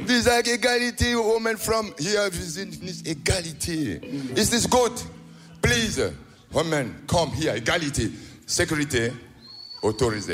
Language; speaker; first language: English; non-native, learner; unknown